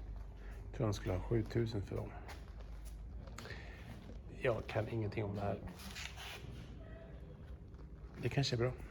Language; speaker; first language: Swedish; native; Swedish